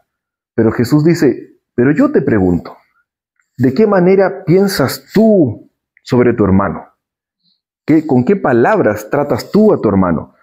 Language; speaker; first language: Spanish; native; Spanish